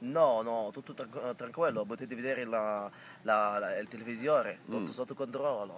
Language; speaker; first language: Italian; non-native, learner; Arabic